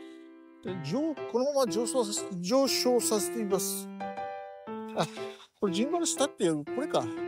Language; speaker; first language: Japanese; native; Japanese